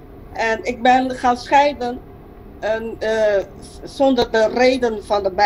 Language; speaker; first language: Dutch; non-native, local second language; Papiamento